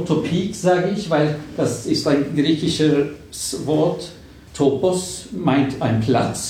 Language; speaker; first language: German; non-native, fluent; Swedish